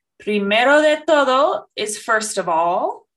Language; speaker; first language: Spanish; non-native, fluent; English